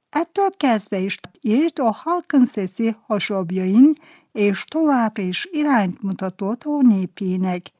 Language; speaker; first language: Hungarian; non-native, fluent; Turkish